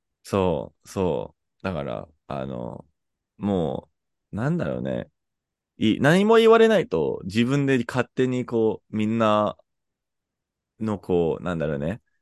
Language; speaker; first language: Japanese; non-native, fluent; English